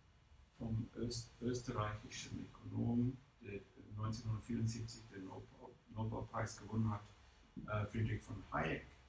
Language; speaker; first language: German; non-native, fluent; English